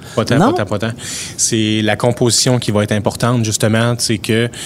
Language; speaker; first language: French; native; French